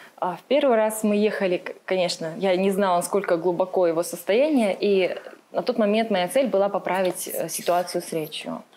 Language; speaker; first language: Russian; native; Russian